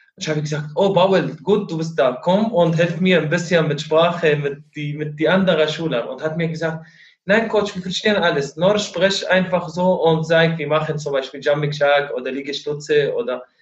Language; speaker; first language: German; non-native, fluent; Arabic